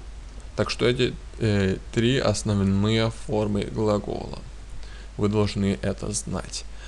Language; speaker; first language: Russian; non-native, fluent; Lithuanian